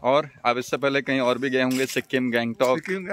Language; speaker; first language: Hindi; native; Hindi